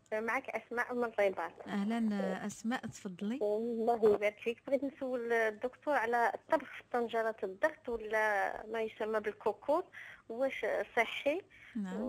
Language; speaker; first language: Arabic; native; Arabic